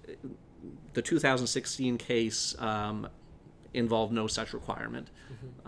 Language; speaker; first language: English; native; English